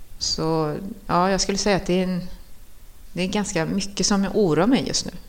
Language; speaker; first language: Swedish; early bilingual, other home language; Spanish